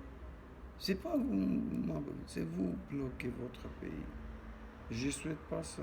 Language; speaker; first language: French; non-native, learner; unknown